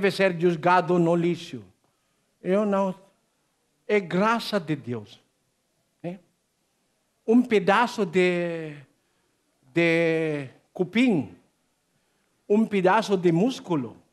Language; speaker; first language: Portuguese; non-native, learner; Filipino